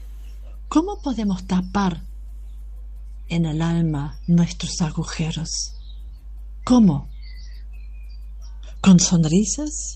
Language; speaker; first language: Spanish; non-native, fluent; German